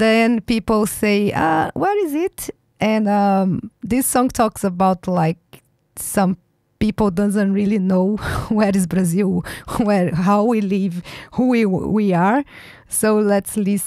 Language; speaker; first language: English; non-native, fluent; Portuguese